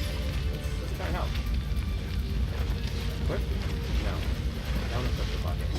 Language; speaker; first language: English; native; English